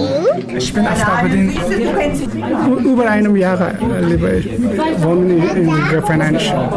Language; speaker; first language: German; non-native, learner; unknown